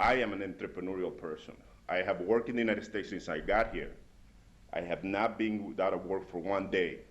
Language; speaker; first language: English; non-native, fluent; Spanish